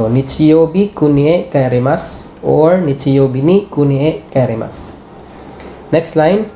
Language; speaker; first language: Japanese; non-native, fluent; English